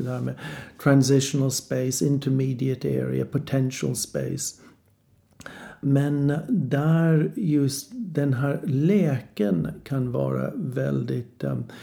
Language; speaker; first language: Swedish; non-native, fluent; English